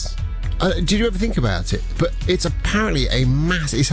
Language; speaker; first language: English; native; English